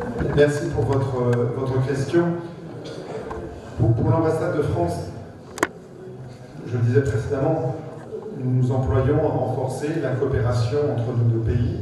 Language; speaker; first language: French; native; French